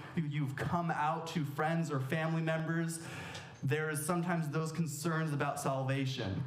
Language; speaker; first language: English; native; English